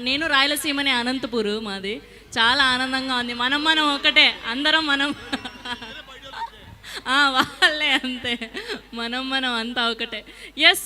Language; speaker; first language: Telugu; native; Telugu